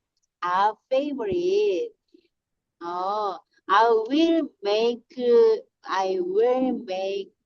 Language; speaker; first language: English; non-native, learner; Korean